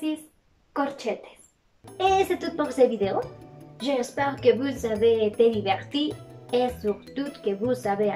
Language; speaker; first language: French; non-native, learner; Spanish